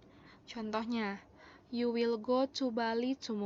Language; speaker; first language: English; non-native, fluent; Indonesian